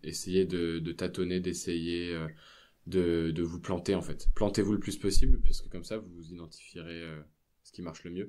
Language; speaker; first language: French; native; French